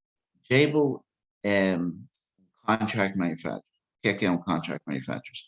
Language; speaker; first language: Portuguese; early bilingual, heritage; English